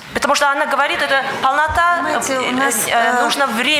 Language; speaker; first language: Russian; non-native, learner; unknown